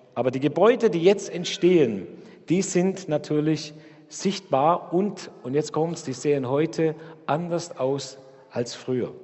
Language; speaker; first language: German; native; German